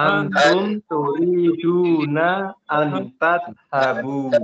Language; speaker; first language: Arabic; non-native, learner; Indonesian